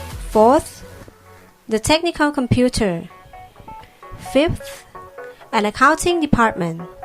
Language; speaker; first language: English; non-native, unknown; Thai